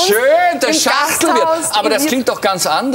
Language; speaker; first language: German; native; German